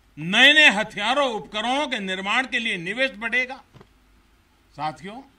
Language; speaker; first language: Hindi; non-native, local second language; Gujarati